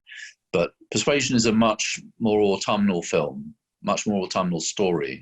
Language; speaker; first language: English; native; English